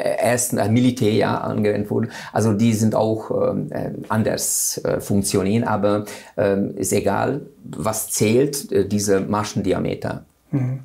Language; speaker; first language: German; non-native, fluent; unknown